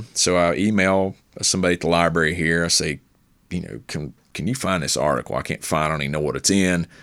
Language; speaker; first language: English; native; English